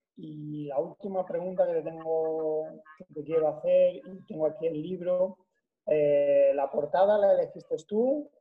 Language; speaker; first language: Spanish; native; Spanish